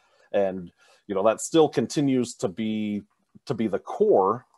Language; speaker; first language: English; native; English